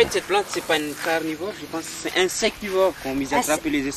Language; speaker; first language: French; non-native, local second language; Malagasy